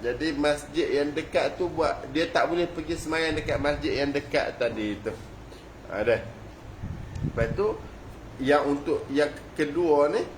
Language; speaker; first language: Malay; native; Malay